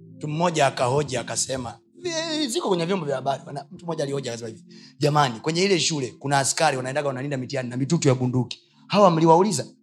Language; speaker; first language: Swahili; native; Swahili